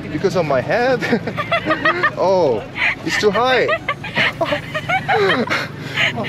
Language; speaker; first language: English; non-native, fluent; Korean